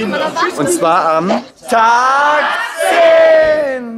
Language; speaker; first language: German; native; German